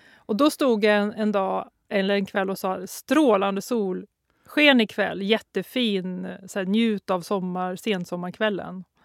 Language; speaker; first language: Swedish; native; Swedish